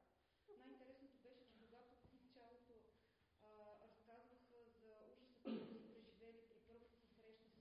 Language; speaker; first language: Bulgarian; native; Bulgarian